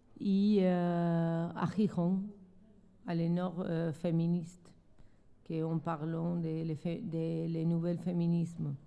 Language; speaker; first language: French; non-native, learner; Spanish